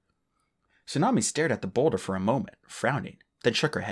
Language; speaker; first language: English; native; English